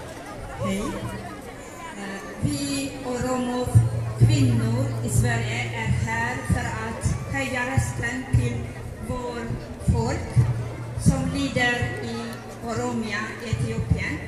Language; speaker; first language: Swedish; non-native, fluent; Oromo